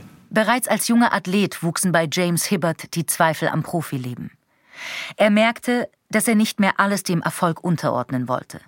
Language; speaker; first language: German; native; German